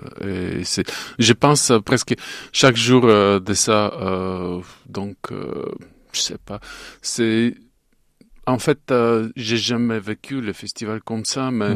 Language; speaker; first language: French; non-native, fluent; Bulgarian